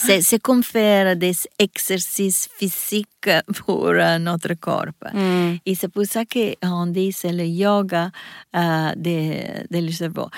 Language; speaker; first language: French; non-native, learner; Italian